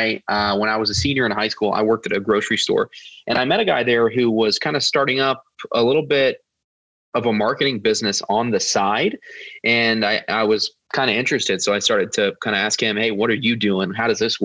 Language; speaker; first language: English; native; English